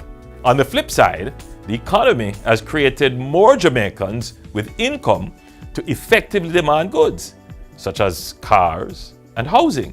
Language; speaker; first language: English; native; English